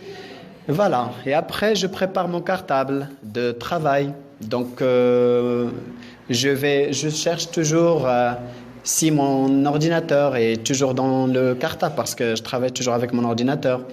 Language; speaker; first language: French; non-native, local second language; Arabic